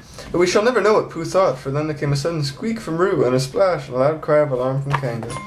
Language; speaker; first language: English; native; English